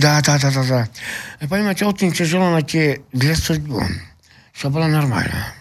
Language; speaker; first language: Russian; non-native, local second language; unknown